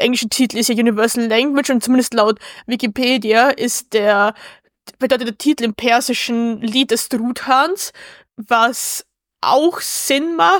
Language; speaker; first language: German; native; German